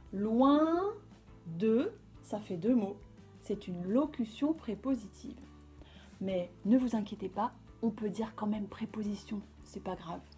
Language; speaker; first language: French; native; French